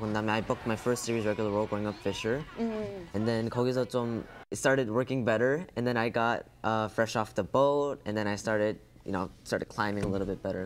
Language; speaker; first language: English; early bilingual, other home language; Korean